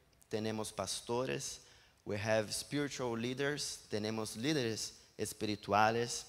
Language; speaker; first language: Spanish; non-native, learner; Portuguese